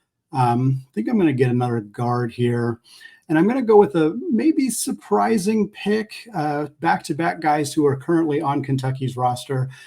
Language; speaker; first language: English; native; English